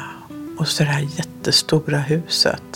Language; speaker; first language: Swedish; early bilingual, other home language; Danish